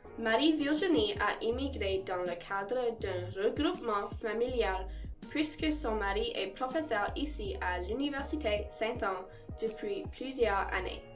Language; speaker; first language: French; non-native, local second language; English